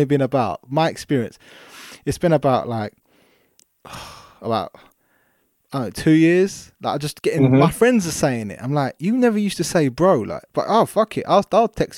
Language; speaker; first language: English; native; English